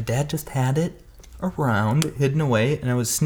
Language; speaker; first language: English; native; English